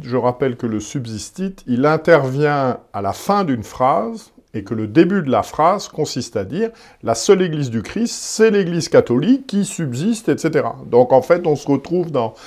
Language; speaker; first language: French; native; French